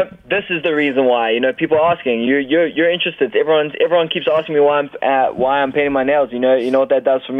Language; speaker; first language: English; native; English